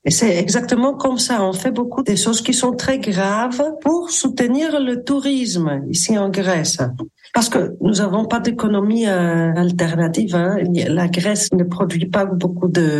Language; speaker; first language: French; non-native, fluent; Greek